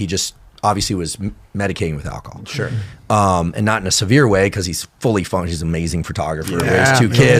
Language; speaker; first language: English; native; English